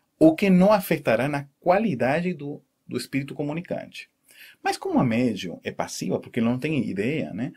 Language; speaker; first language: Portuguese; non-native, fluent; Spanish